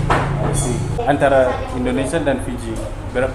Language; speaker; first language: Indonesian; non-native, fluent; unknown